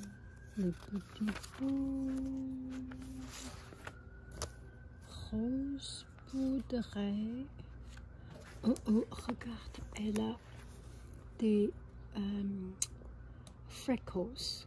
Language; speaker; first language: French; non-native, fluent; Chinese